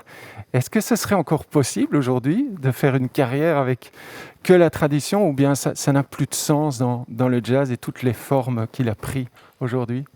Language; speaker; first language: French; native; French